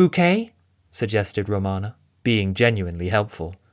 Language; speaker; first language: English; native; English